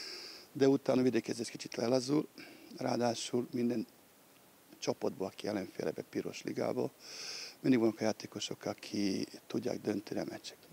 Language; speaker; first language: Hungarian; non-native, learner; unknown